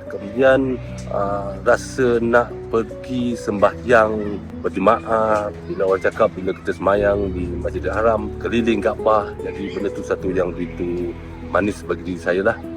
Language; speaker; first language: Malay; native; Malay